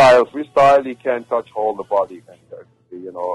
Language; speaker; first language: English; non-native, learner; Arabic